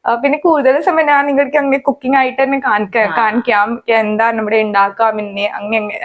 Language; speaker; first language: Malayalam; non-native, learner; Hindi